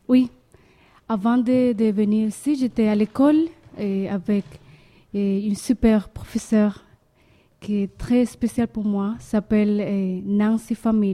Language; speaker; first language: French; non-native, learner; Spanish